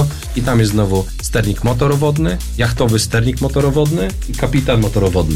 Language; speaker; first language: Polish; native; Polish